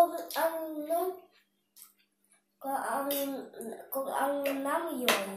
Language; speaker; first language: Vietnamese; early bilingual, heritage; Vietnamese